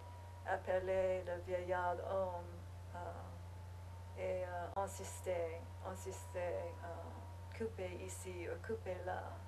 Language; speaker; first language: French; non-native, learner; English